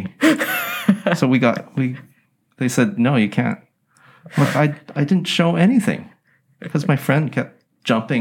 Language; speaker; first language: English; native; English